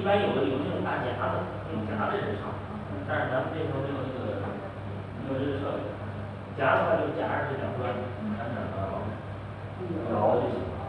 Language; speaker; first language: Chinese; native; Chinese